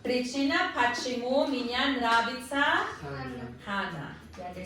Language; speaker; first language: Russian; non-native, learner; Filipino